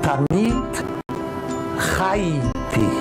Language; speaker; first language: Hebrew; non-native, fluent; Polish